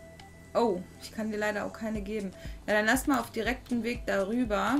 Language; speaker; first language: German; native; German